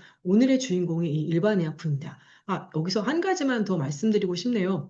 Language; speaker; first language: Korean; native; Korean